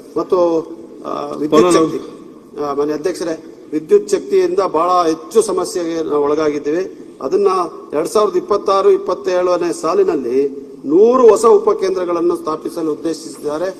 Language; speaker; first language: Kannada; non-native, local second language; Kodava